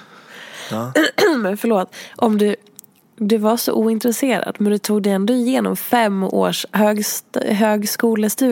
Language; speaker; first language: Swedish; native; Swedish